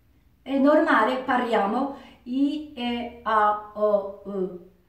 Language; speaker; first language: Italian; non-native, learner; Japanese